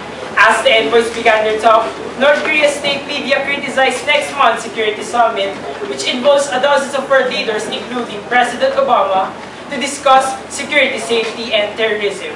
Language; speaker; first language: English; non-native, local second language; Filipino